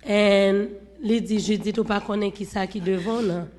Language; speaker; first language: French; non-native, local second language; Haitian Creole